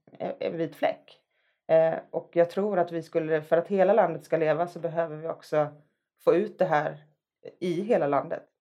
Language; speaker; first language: Swedish; native; Swedish